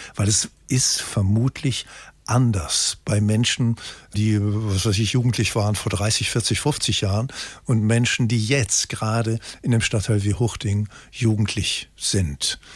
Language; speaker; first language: German; native; German